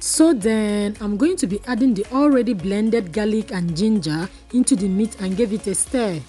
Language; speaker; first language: English; non-native, local second language; Igbo